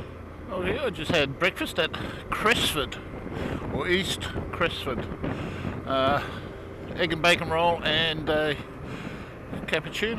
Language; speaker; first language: English; native; English